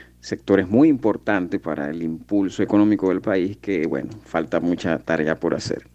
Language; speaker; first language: Spanish; native; Spanish